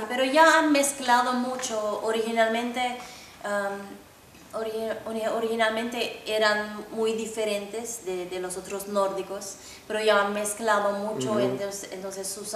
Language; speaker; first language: Spanish; non-native, fluent; Finnish